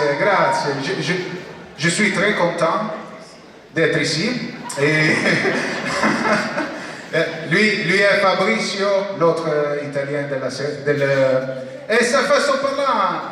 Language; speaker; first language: French; non-native, learner; Italian